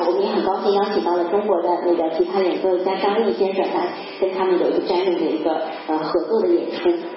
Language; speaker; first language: Chinese; native; Chinese